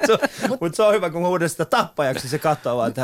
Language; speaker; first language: Finnish; early bilingual, other home language; Persian